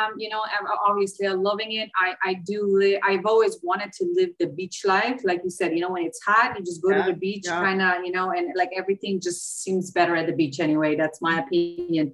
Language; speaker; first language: English; non-native, fluent; Slovenian